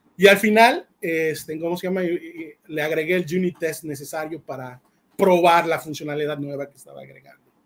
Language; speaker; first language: Spanish; native; Spanish